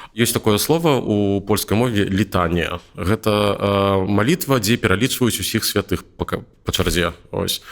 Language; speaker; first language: Belarusian; non-native, local second language; Russian